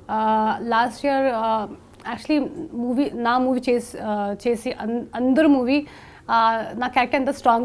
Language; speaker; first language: Telugu; non-native, fluent; Hindi